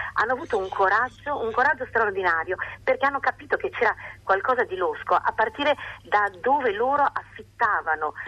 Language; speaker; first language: Italian; native; Italian